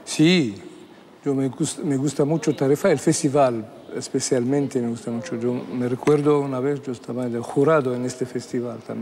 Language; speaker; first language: Spanish; non-native, fluent; Arabic